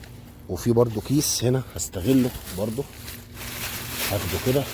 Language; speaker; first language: Arabic; native; Arabic